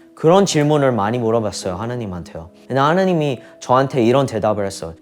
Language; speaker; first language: Korean; early bilingual, heritage; Korean